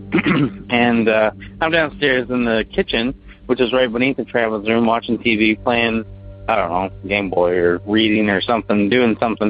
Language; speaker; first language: English; native; English